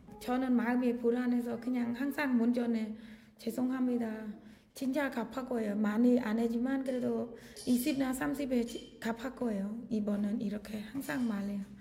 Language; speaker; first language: Korean; non-native, learner; Khmer